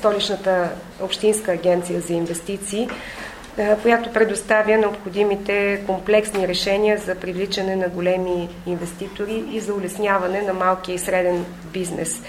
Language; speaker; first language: Bulgarian; native; Bulgarian